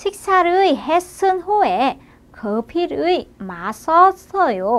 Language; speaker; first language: Korean; non-native, fluent; Vietnamese